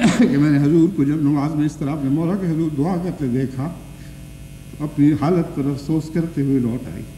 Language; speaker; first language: Urdu; non-native, local second language; Punjabi